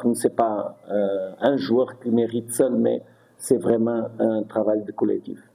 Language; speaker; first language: French; non-native, fluent; Portuguese